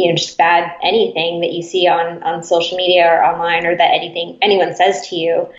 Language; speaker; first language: English; native; English